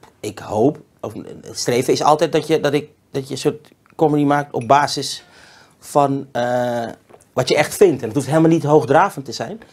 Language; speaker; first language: Dutch; native; Dutch